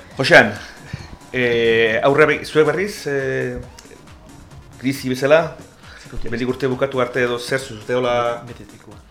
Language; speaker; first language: Basque; native; Basque